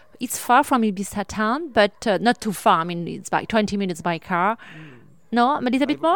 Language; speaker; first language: English; non-native, learner; French